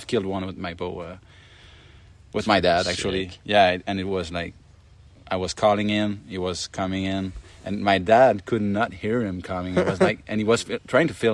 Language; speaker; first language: English; non-native, fluent; French